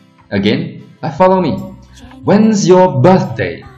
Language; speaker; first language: English; non-native, local second language; Chinese